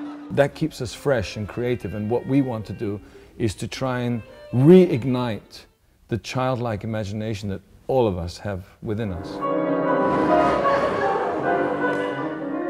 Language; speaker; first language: English; early bilingual, other home language; Korean